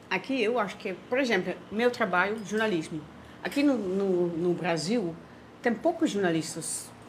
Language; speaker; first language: Portuguese; non-native, learner; Dutch